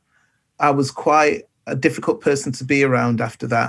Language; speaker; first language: English; native; English